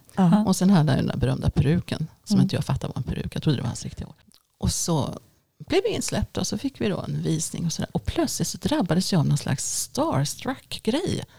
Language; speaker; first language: Swedish; early bilingual, other home language; Finnish